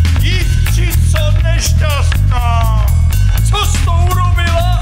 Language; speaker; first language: Czech; native; Czech